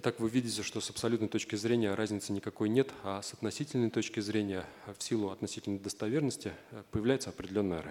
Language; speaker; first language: Russian; native; Russian